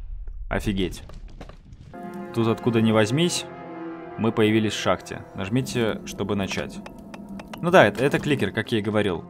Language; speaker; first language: Russian; native; Russian